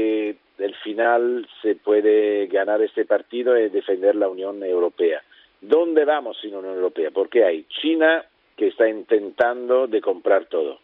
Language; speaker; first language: Spanish; non-native, fluent; Italian